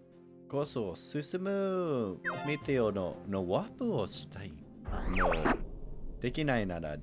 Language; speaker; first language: Japanese; non-native, learner; English